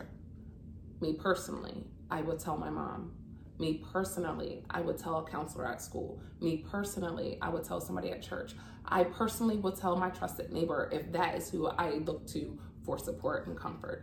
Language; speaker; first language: English; native; English